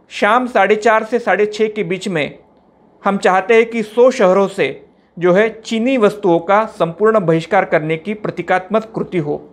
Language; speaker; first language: Hindi; non-native, local second language; Marathi